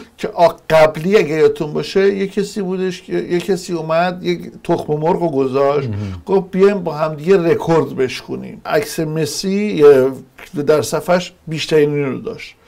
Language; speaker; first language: Persian; native; Persian